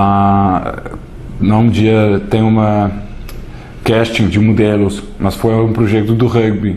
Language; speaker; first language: Portuguese; non-native, learner; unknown